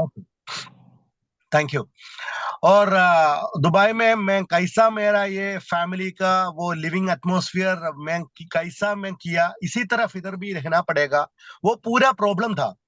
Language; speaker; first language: Hindi; non-native, local second language; Malayalam